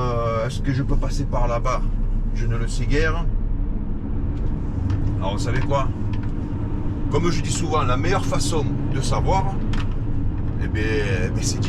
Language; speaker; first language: French; native; French